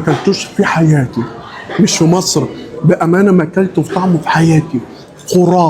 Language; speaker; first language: Arabic; native; Arabic